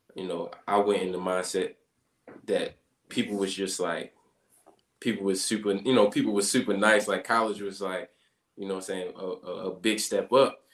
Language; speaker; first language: English; native; English